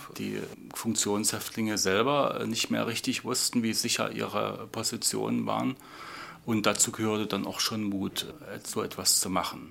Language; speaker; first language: German; native; German